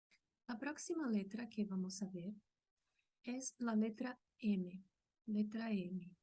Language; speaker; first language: Spanish; non-native, fluent; Portuguese